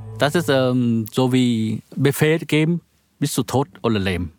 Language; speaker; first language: German; non-native, learner; Vietnamese